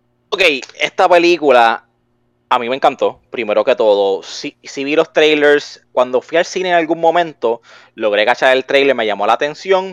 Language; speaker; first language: Spanish; native; Spanish